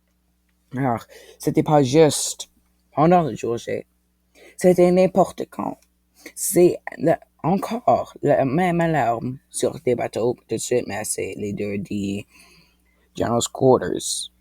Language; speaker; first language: French; non-native, local second language; English